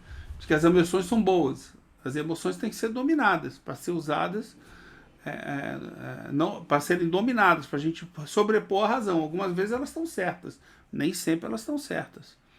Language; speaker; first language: Portuguese; native; Portuguese